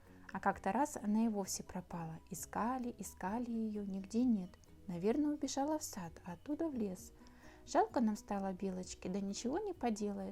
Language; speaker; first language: Russian; native; Russian